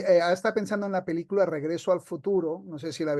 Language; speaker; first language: Spanish; native; Spanish